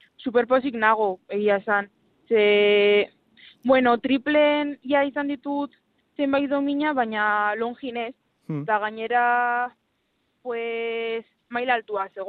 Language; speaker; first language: Basque; non-native, local second language; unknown